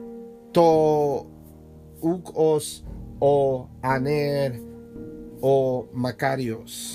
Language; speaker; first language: Greek; non-native, learner; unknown